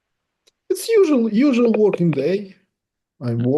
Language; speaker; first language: English; non-native, learner; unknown